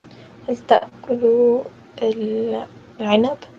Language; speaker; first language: Arabic; non-native, learner; English